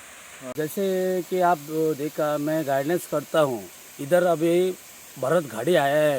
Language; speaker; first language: Hindi; non-native, local second language; Konkani